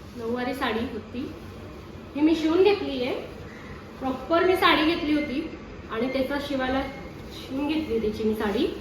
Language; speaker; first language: Marathi; non-native, local second language; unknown